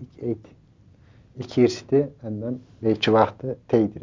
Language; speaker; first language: Dutch; non-native, learner; Turkish